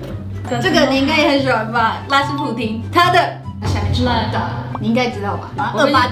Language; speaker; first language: Chinese; native; Chinese